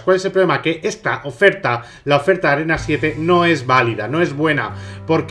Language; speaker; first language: Spanish; native; Spanish